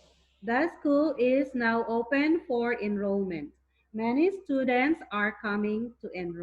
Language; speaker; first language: English; non-native, fluent; Thai